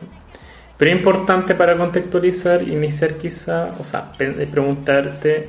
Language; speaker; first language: Spanish; native; Spanish